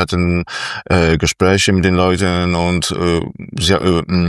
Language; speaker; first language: German; non-native, fluent; Polish